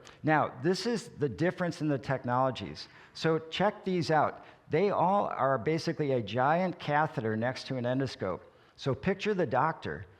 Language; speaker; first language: English; native; English